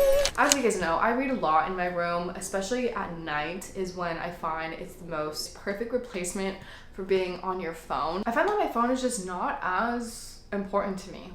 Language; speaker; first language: English; native; English